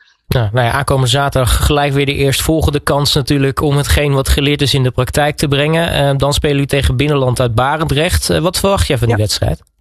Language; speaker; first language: Dutch; native; Dutch